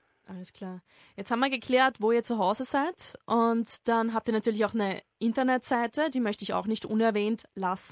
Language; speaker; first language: German; native; German